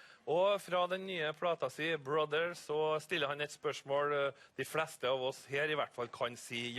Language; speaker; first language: Norwegian; native; Norwegian